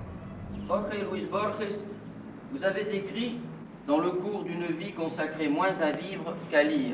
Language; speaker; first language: French; native; French